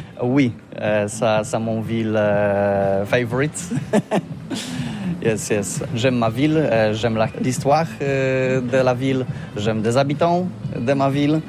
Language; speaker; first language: French; non-native, learner; Polish